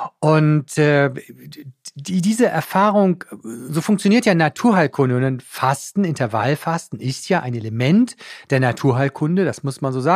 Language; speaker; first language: German; native; German